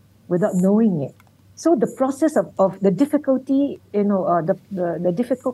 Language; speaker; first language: English; non-native, local second language; Min Nan Chinese